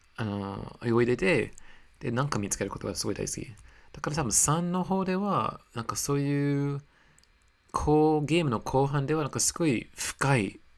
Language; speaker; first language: Japanese; non-native, fluent; English